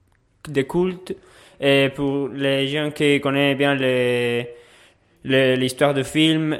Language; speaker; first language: French; non-native, learner; Spanish